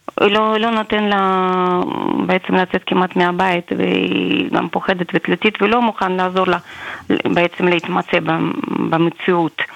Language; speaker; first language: Hebrew; non-native, fluent; Russian